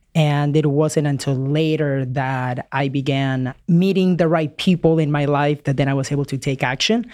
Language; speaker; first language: English; early bilingual, other home language; Spanish